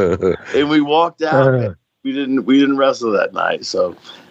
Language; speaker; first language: English; native; English